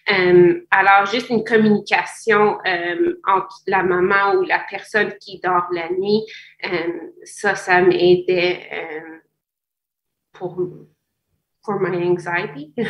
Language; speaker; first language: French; non-native, fluent; English